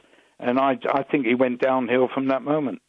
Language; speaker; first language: English; native; English